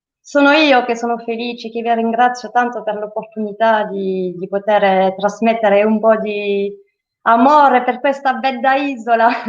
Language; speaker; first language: Italian; non-native, fluent; French